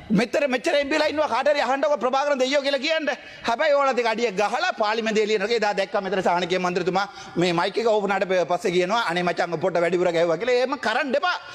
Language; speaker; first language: Sinhala; non-native, local second language; Tamil